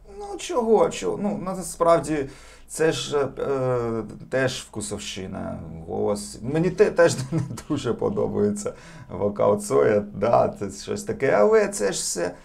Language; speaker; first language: Ukrainian; non-native, local second language; Russian